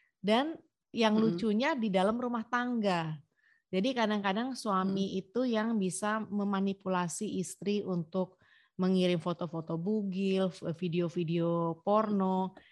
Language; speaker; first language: Indonesian; native; Indonesian